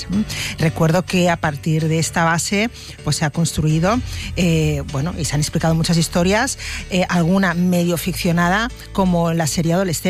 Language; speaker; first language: Spanish; native; Spanish